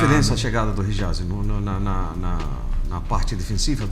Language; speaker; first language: Portuguese; non-native, fluent; Arabic